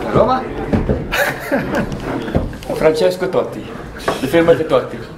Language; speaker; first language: Italian; non-native, learner; English